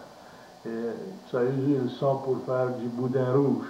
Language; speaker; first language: French; native; French